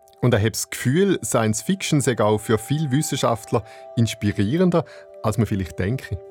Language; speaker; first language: German; native; German